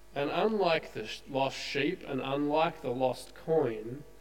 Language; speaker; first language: English; native; English